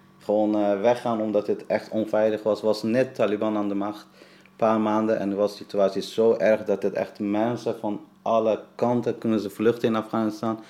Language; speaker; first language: Dutch; non-native, fluent; Persian